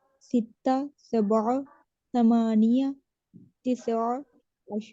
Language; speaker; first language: Arabic; non-native, learner; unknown